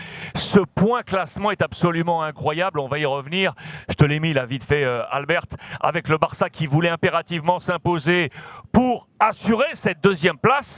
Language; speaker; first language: French; native; French